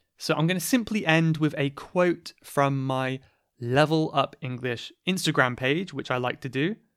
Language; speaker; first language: English; native; English